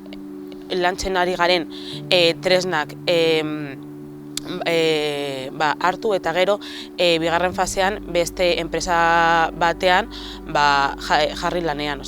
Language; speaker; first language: Basque; non-native, local second language; Spanish